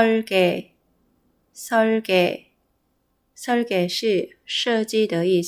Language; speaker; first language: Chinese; non-native, fluent; Korean